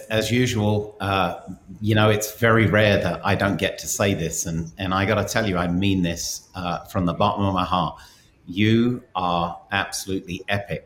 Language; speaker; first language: English; native; English